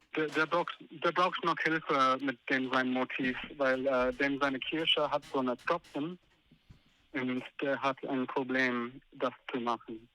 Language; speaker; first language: German; non-native, learner; English